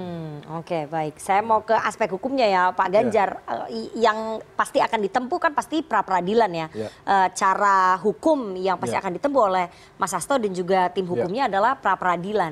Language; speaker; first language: Indonesian; native; Indonesian